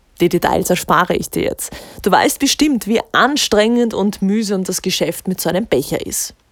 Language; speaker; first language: German; native; German